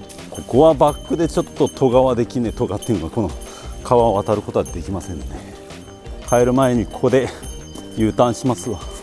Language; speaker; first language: Japanese; native; Japanese